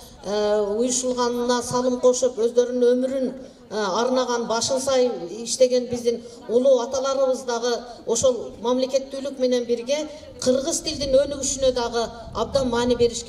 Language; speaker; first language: Kyrgyz; native; Kyrgyz